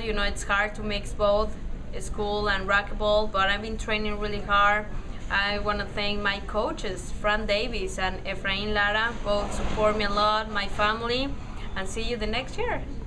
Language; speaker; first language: English; non-native, fluent; Spanish